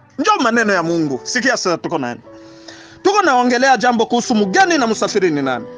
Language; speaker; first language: Swahili; native; Swahili